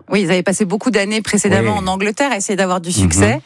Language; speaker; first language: French; native; French